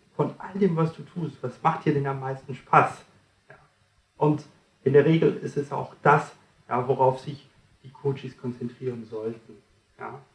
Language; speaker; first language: German; non-native, fluent; French